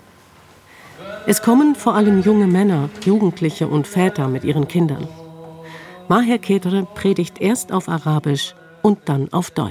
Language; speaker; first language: German; native; German